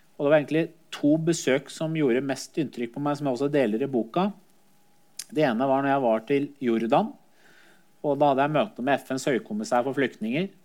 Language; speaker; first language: Norwegian; early bilingual, other home language; Persian